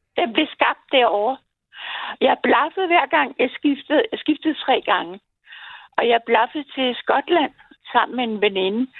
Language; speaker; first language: Danish; native; Danish